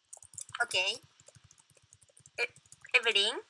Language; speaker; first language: English; non-native, learner; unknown